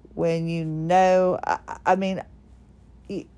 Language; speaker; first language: English; early bilingual, other home language; Swedish